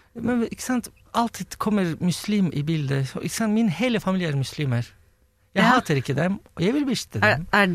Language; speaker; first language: Norwegian; non-native, fluent; Turkish